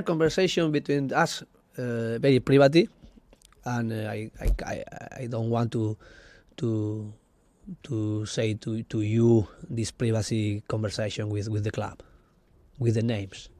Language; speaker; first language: English; non-native, learner; Spanish